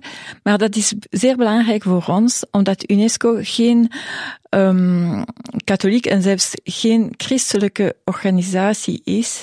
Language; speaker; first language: Dutch; non-native, local second language; French